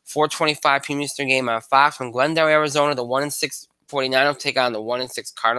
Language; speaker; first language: English; native; English